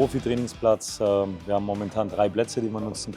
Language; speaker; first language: German; native; German